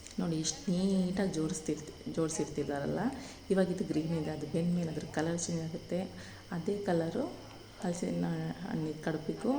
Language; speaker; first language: Kannada; non-native, local second language; Tulu